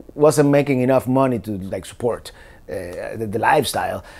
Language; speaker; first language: English; non-native, fluent; Spanish